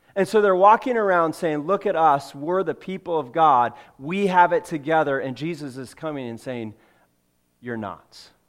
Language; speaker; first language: English; native; English